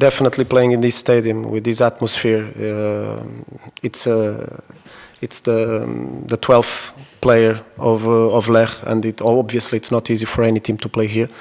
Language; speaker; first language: English; non-native, fluent; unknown